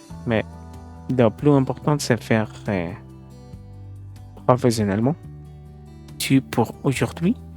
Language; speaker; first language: French; non-native, learner; Spanish